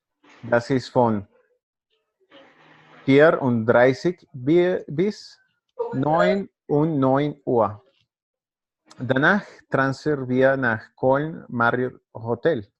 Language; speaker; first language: German; non-native, learner; Spanish